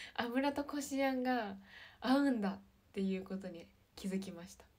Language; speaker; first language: Japanese; native; Japanese